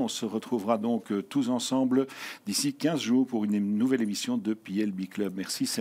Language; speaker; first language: French; native; French